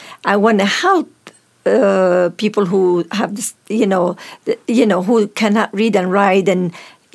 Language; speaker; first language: English; non-native, fluent; Arabic